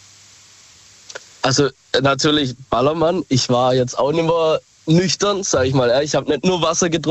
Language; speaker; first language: German; native; German